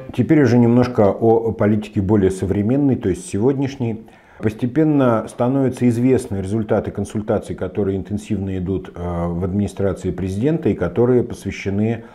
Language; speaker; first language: Russian; native; Russian